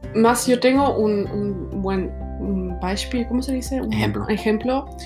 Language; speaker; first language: Spanish; non-native, fluent; German